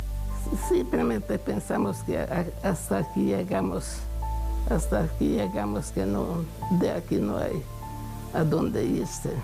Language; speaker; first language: Spanish; non-native, fluent; Hungarian